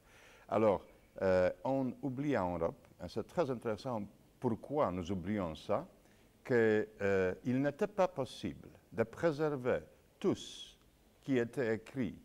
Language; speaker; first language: French; non-native, fluent; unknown